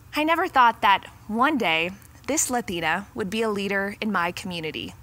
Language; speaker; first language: English; native; English